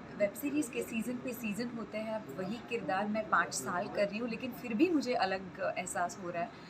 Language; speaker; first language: Hindi; non-native, local second language; Marathi